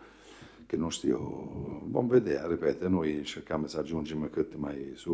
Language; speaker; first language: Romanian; non-native, fluent; Italian